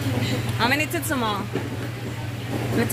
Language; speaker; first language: Chinese; non-native, learner; Filipino